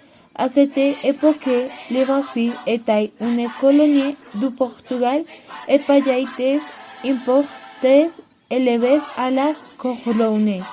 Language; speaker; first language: French; non-native, learner; Spanish